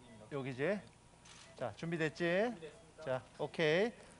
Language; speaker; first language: Korean; native; Korean